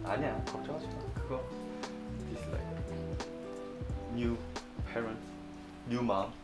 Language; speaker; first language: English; non-native, learner; Korean